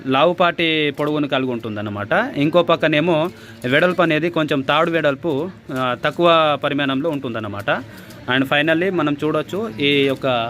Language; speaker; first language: Telugu; non-native, local second language; Gondi